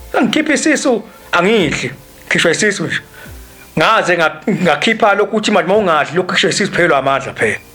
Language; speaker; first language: Zulu; native; Zulu